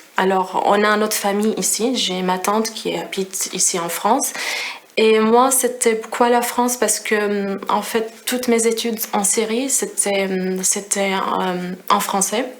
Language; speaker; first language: French; non-native, fluent; Arabic